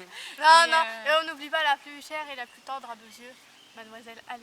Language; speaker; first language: French; native; French